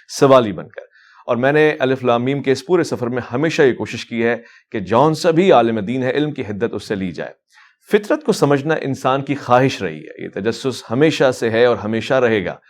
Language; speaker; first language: Urdu; native; Urdu